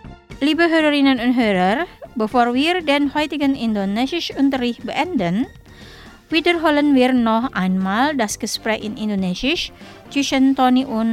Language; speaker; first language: German; non-native, fluent; Indonesian